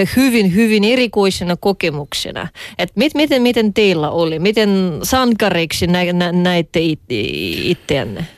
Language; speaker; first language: Finnish; non-native, fluent; Russian